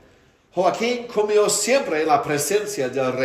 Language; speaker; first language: Spanish; non-native, fluent; English